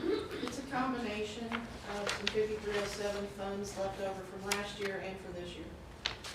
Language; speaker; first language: English; native; English